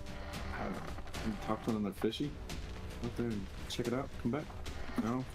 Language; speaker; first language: English; native; English